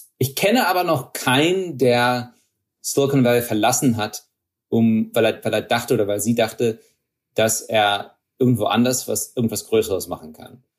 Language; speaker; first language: German; early bilingual, heritage; German